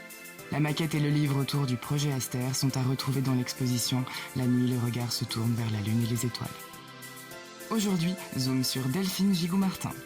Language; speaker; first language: French; native; French